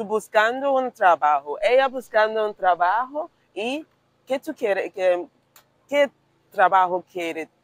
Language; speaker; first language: Spanish; non-native, learner; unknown